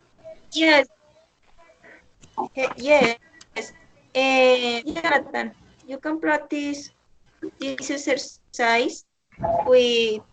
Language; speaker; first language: English; non-native, learner; Spanish